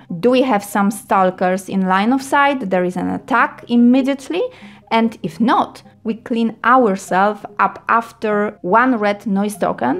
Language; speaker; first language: English; non-native, fluent; Polish